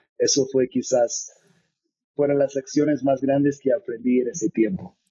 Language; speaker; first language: Spanish; non-native, fluent; English